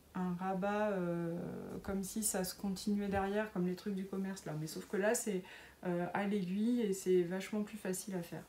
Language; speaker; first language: French; native; French